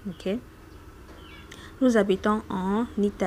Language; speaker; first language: French; non-native, fluent; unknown